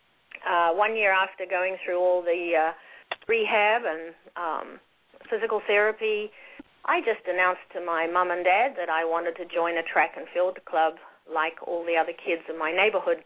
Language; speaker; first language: English; native; English